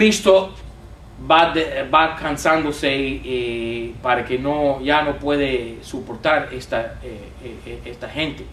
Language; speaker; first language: Spanish; non-native, fluent; English